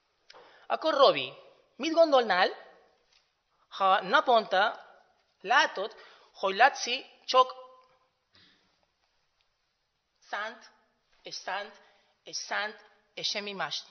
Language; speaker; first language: Hungarian; non-native, fluent; Spanish